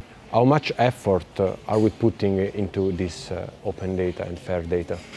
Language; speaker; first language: English; non-native, fluent; Italian